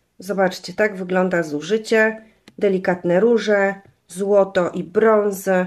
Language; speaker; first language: Polish; native; Polish